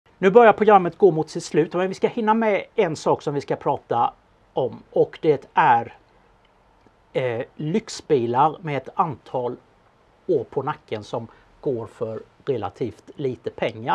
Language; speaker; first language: Swedish; native; Swedish